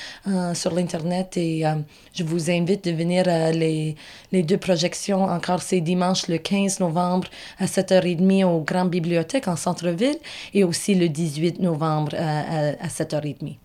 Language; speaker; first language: French; non-native, local second language; English